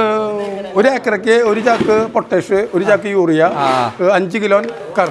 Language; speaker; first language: Malayalam; native; Malayalam